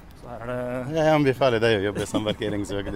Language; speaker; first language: Norwegian; non-native, learner; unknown